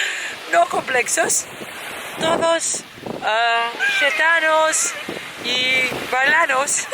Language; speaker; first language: Spanish; non-native, learner; Serbian